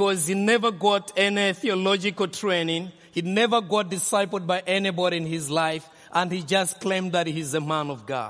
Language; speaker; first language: English; non-native, local second language; Nyanja